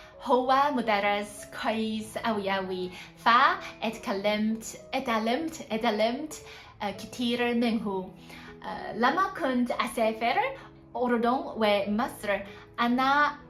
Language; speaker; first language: Arabic; non-native, learner; Chinese